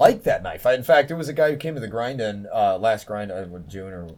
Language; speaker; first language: English; native; English